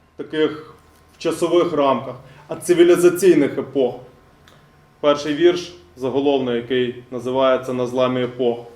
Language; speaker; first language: Ukrainian; native; Ukrainian